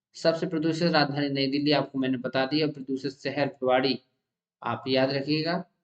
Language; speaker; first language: Hindi; native; Hindi